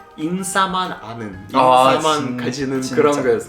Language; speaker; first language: Korean; non-native, fluent; Russian